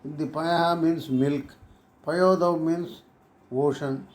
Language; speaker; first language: English; non-native, local second language; Tamil